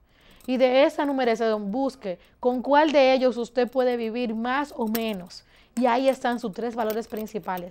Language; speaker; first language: Spanish; native; Spanish